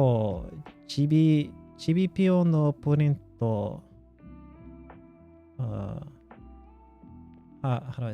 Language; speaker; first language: Japanese; non-native, learner; English